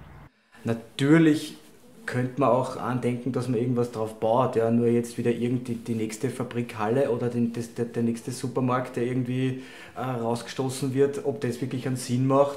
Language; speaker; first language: German; native; German